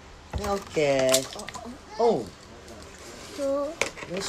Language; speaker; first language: Japanese; native; Japanese